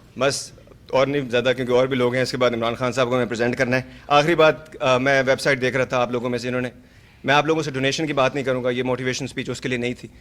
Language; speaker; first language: Urdu; non-native, local second language; Pashto